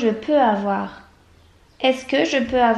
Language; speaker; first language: French; native; French